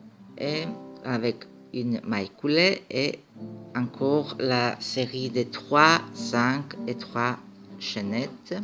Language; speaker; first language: French; non-native, fluent; Greek